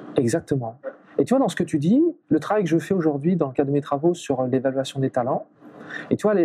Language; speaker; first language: French; native; French